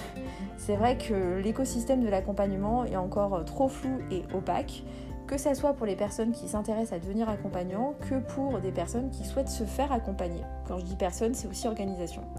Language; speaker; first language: French; non-native, local second language; Kabyle